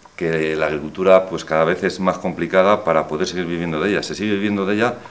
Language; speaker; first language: Spanish; native; Spanish